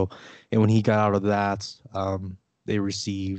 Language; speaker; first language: English; early bilingual, other home language; Vietnamese